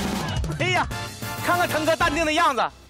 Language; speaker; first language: Chinese; native; Chinese